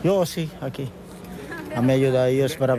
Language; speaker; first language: Spanish; non-native, learner; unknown